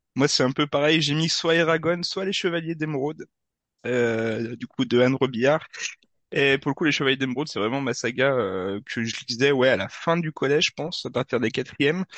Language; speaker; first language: French; native; French